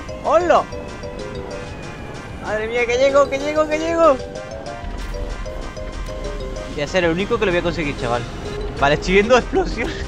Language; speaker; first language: Spanish; native; Spanish